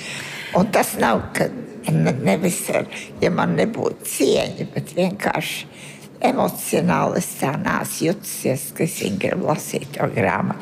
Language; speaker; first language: Latvian; early bilingual, heritage; Latvian